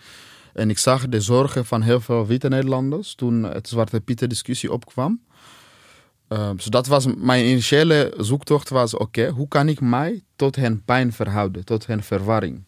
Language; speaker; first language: Dutch; non-native, fluent; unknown